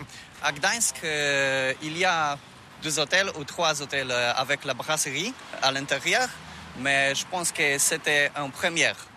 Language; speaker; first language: French; non-native, learner; Polish